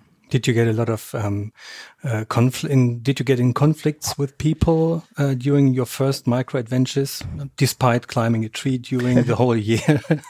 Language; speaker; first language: English; non-native, fluent; German